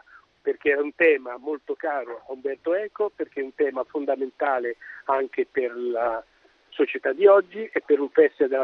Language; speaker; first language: Italian; native; Italian